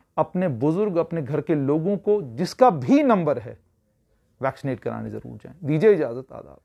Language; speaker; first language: Hindi; native; Hindi